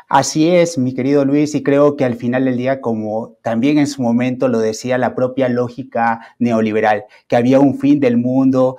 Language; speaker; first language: Spanish; native; Spanish